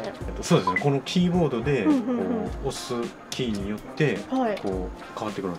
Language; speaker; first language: Japanese; native; Japanese